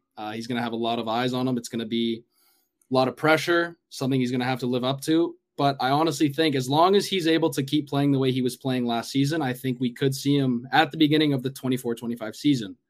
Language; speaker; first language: English; native; English